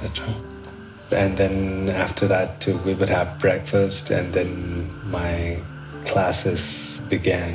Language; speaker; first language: English; non-native, local second language; Sherpa